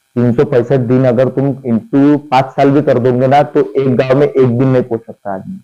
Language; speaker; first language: Hindi; non-native, local second language; Marathi